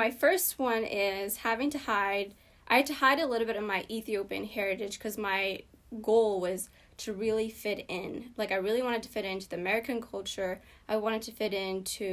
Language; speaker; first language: English; early bilingual, other home language; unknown